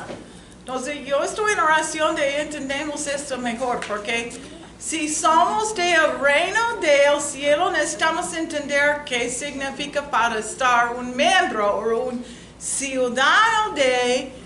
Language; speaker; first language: Spanish; non-native, learner; English